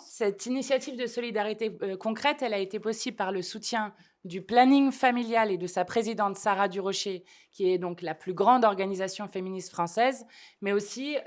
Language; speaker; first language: French; native; French